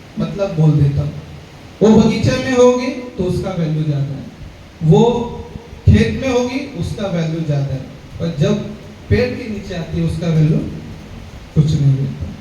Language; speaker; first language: Hindi; non-native, local second language; Marathi